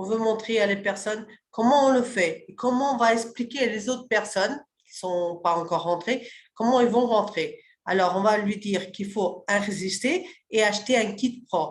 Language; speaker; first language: French; early bilingual, other home language; Portuguese